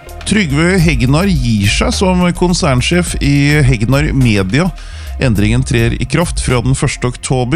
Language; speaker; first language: Norwegian; native; Norwegian